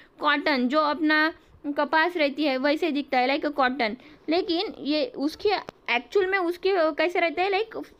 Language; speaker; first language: Hindi; non-native, local second language; Marathi